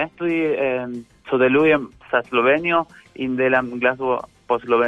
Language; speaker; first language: Slovenian; non-native, fluent; Spanish